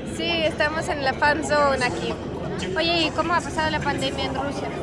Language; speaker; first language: Spanish; non-native, fluent; Russian